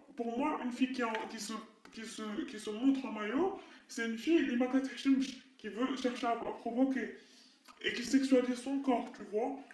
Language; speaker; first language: French; non-native, local second language; Arabic